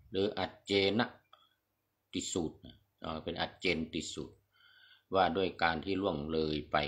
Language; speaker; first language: Thai; native; Thai